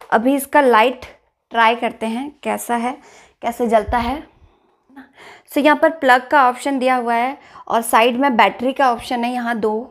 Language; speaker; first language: Hindi; native; Hindi